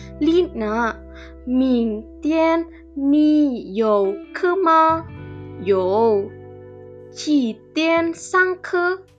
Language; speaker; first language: Chinese; non-native, learner; Indonesian